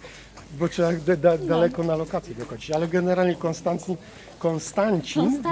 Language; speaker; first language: Polish; native; Polish